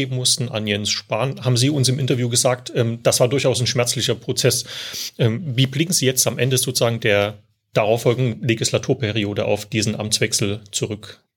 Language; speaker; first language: German; native; German